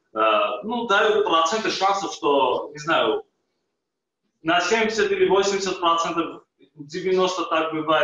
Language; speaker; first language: Russian; non-native, fluent; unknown